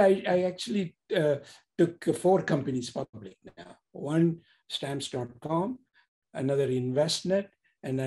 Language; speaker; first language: English; non-native, local second language; Tamil